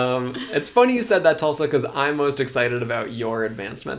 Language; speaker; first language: English; native; English